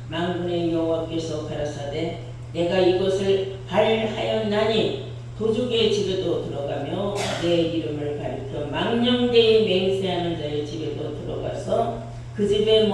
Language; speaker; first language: Korean; native; Korean